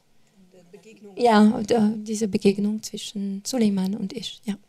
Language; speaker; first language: German; non-native, fluent; French